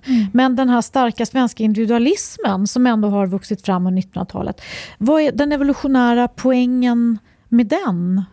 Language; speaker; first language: Swedish; native; Swedish